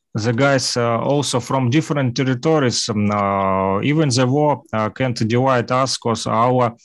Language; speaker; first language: English; non-native, learner; Russian